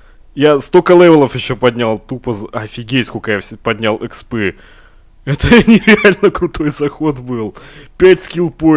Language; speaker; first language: Russian; native; Russian